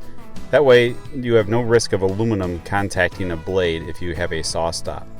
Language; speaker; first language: English; native; English